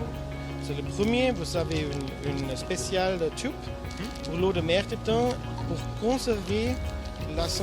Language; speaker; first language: French; non-native, learner; German